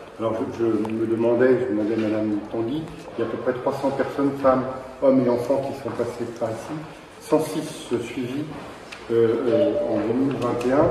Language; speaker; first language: French; native; French